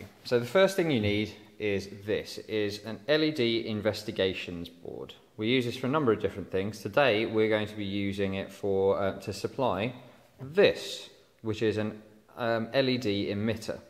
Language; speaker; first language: English; native; English